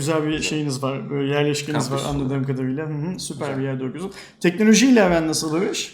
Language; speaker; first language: Turkish; native; Turkish